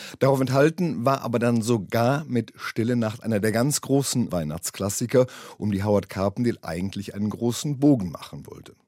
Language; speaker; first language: German; native; German